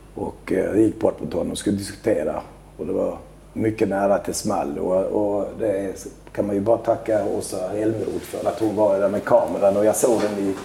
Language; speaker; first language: Swedish; early bilingual, other home language; Albanian